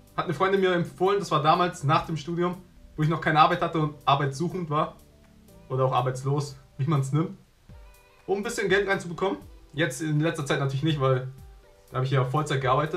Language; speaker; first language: German; native; German